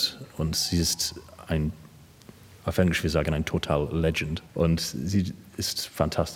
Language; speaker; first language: German; non-native, learner; English